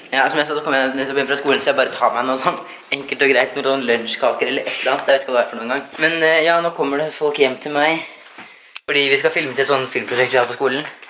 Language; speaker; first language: Norwegian; native; Norwegian